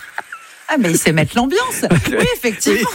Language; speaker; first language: French; native; French